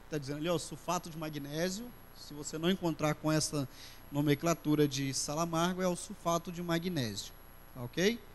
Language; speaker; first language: Portuguese; native; Portuguese